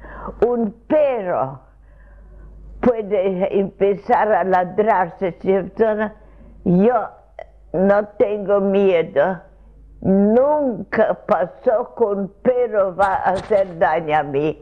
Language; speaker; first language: Spanish; non-native, fluent; Russian